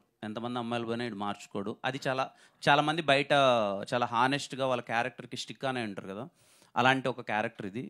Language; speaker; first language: Telugu; native; Telugu